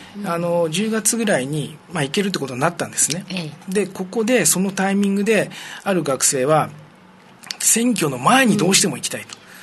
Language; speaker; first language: Japanese; native; Japanese